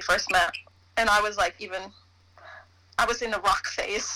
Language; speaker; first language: English; native; English